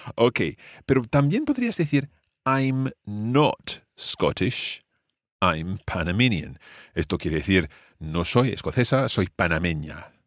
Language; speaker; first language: Spanish; non-native, fluent; English